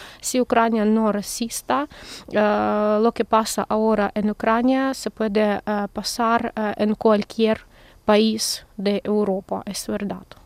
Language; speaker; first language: Spanish; non-native, learner; Ukrainian